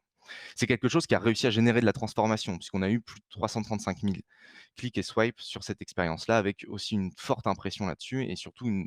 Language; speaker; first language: French; native; French